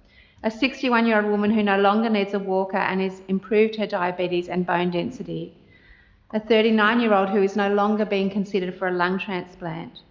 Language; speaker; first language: English; native; English